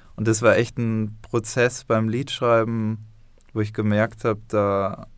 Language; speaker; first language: German; native; German